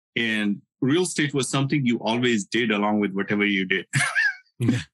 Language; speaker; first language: English; non-native, local second language; Hindi